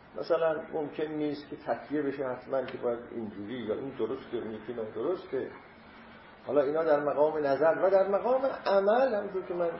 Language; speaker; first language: Persian; non-native, local second language; Azerbaijani